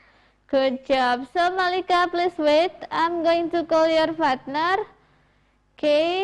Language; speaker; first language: English; non-native, fluent; Indonesian